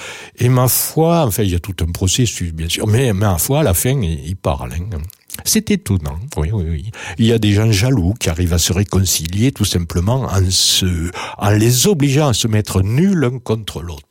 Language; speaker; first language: French; native; French